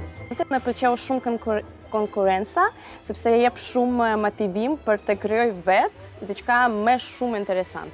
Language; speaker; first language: Albanian; non-native, learner; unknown